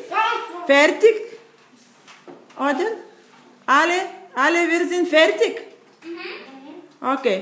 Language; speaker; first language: German; non-native, learner; Bulgarian